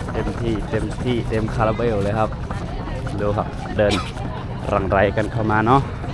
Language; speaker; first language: Thai; non-native, local second language; Northeastern Thai